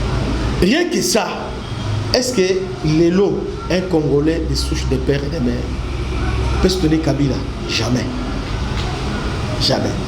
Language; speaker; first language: French; non-native, local second language; Lingala